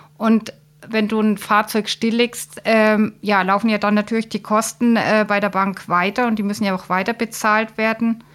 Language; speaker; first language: German; native; German